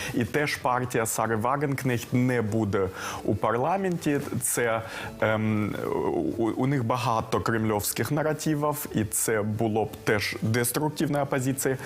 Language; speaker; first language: Ukrainian; non-native, local second language; Russian